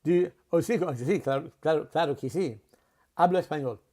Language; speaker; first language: Spanish; non-native, learner; English